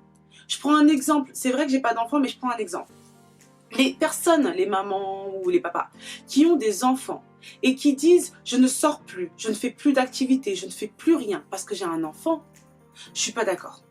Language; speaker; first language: French; native; French